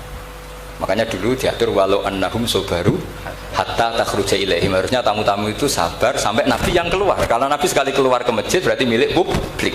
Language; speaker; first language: Indonesian; non-native, local second language; Javanese